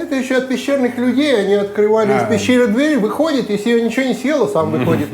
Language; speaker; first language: Russian; native; Russian